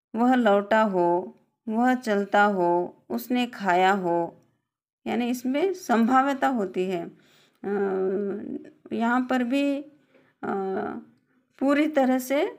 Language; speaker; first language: Hindi; non-native, local second language; Telugu